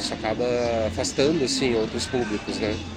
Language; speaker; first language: Portuguese; non-native, fluent; Arabic